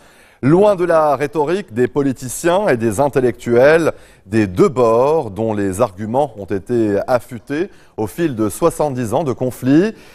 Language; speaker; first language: French; non-native, local second language; Arabic